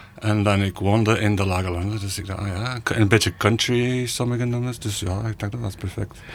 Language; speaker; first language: Dutch; non-native, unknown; English